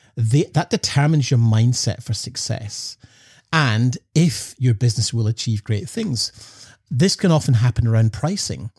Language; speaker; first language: English; native; English